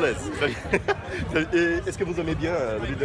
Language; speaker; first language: French; non-native, fluent; Portuguese